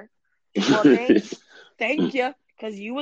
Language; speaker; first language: English; early bilingual, other home language; Spanish